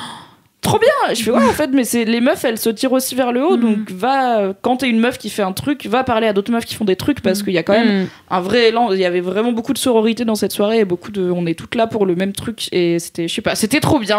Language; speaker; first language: French; native; French